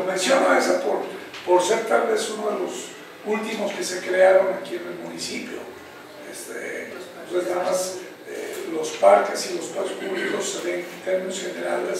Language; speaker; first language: Spanish; native; Spanish